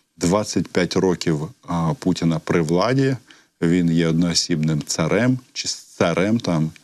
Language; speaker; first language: Ukrainian; native; Ukrainian